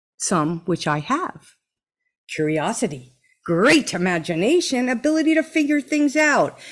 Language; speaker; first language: English; native; English